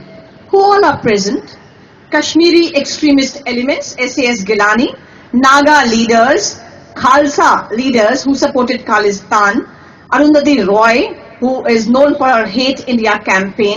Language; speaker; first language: English; non-native, local second language; Hindi